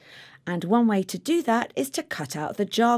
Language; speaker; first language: English; native; English